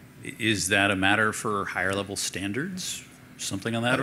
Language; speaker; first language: English; native; English